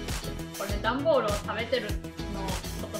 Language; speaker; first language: Japanese; non-native, fluent; German